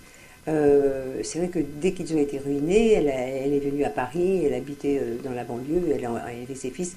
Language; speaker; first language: French; native; French